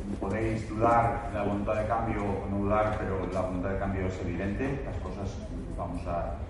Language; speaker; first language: Spanish; native; Spanish